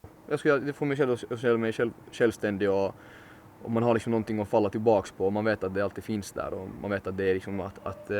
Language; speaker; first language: Swedish; native; Swedish